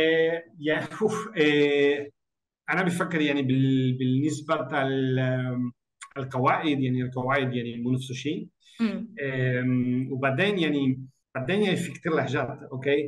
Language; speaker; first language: Arabic; non-native, learner; Spanish